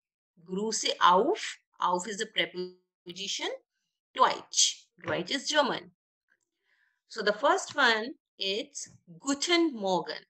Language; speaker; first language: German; non-native, learner; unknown